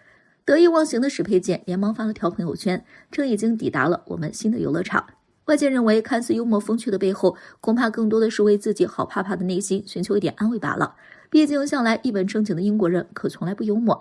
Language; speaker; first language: Chinese; native; Chinese